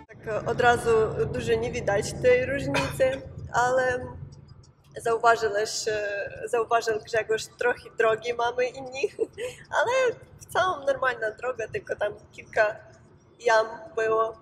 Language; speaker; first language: Polish; non-native, learner; Ukrainian